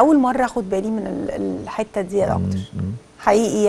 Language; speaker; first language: Arabic; native; Arabic